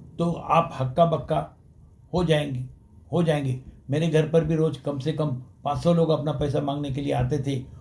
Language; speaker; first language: Hindi; non-native, local second language; Sindhi